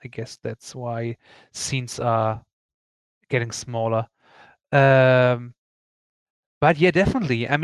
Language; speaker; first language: English; non-native, fluent; German